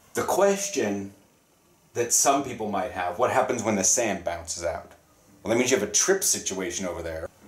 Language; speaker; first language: English; native; English